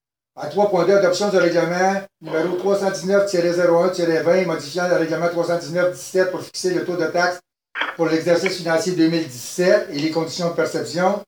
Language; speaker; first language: French; native; French